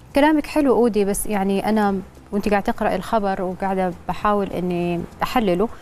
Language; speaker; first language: Arabic; native; Arabic